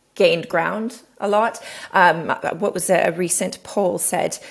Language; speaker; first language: English; native; English